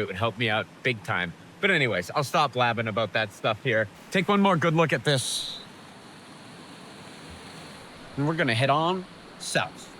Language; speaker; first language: English; native; English